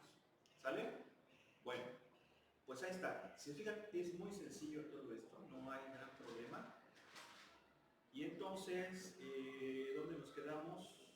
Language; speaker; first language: Spanish; native; Spanish